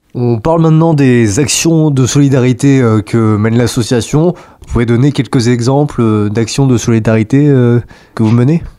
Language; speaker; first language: French; native; French